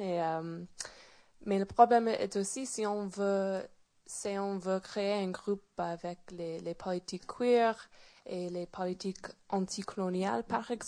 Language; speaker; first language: French; non-native, fluent; English